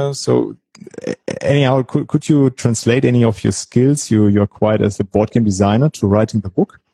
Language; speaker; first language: English; non-native, fluent; German